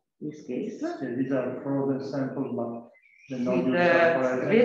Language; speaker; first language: English; non-native, learner; Italian